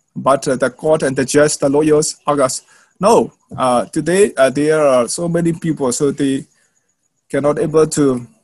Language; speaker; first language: English; non-native, learner; Burmese